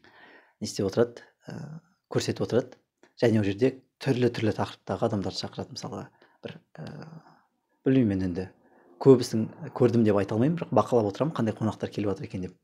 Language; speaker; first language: Kazakh; native; Kazakh